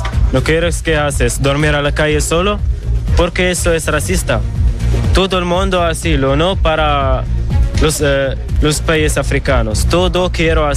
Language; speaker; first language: Spanish; non-native, learner; Arabic